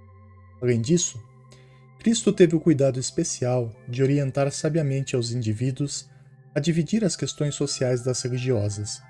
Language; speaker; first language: Portuguese; native; Portuguese